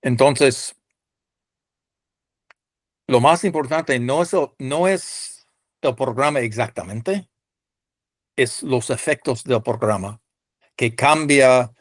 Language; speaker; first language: Spanish; non-native, fluent; English